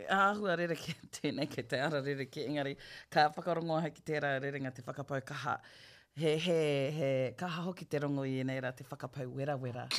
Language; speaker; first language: Māori; non-native, local second language; English